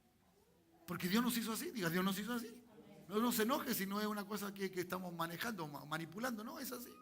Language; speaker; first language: Spanish; native; Spanish